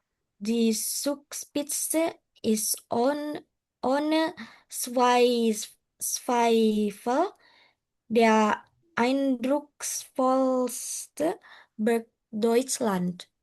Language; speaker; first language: German; non-native, learner; Indonesian